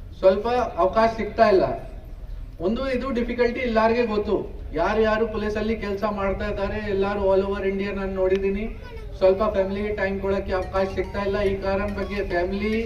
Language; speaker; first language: Kannada; non-native, local second language; Hindi